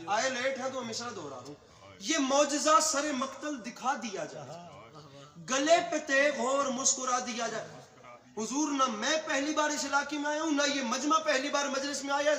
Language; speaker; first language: Urdu; non-native, local second language; Punjabi